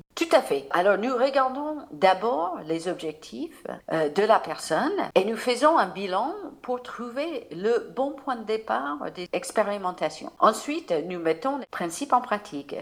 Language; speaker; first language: French; non-native, fluent; English